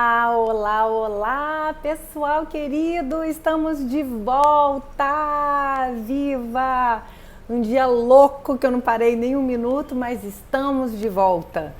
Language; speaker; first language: Portuguese; native; Portuguese